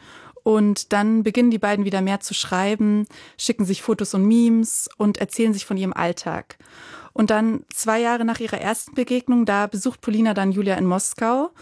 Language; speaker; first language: German; native; German